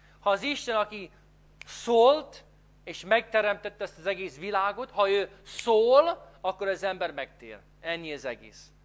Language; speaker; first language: Hungarian; non-native, fluent; English